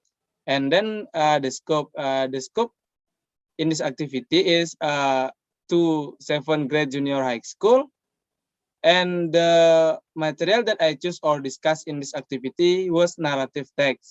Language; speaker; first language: English; non-native, learner; Indonesian